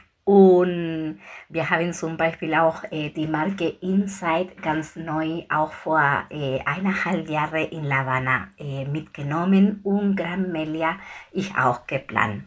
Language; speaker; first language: German; non-native, fluent; Spanish